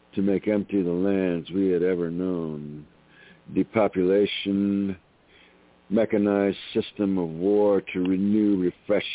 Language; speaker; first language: English; native; English